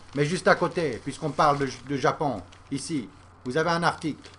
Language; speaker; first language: French; native; French